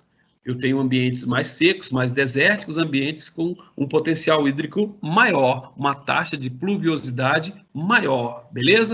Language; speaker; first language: Portuguese; native; Portuguese